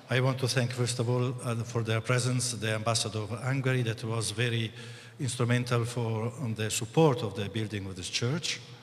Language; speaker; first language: English; non-native, fluent; Italian